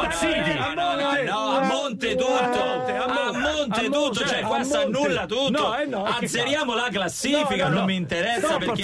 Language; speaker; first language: Italian; native; Italian